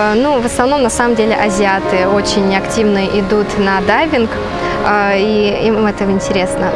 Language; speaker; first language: Russian; native; Russian